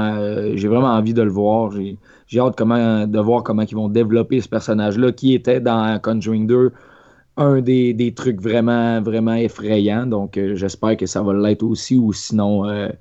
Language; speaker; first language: French; native; French